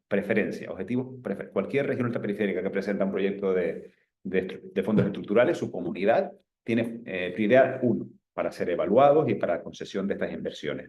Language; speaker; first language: Spanish; native; Spanish